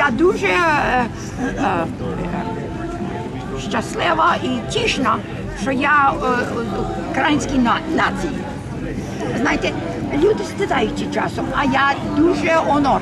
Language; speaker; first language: Ukrainian; early bilingual, heritage; Ukrainian